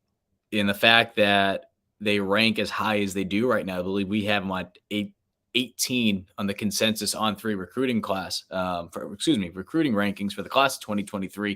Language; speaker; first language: English; native; English